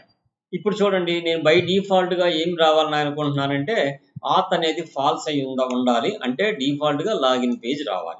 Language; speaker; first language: Telugu; native; Telugu